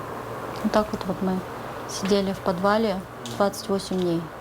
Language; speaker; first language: Russian; native; Russian